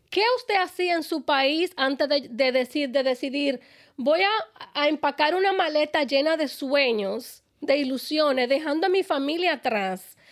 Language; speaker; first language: Spanish; native; Spanish